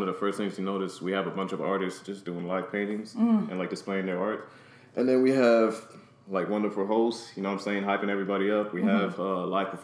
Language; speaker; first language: English; native; English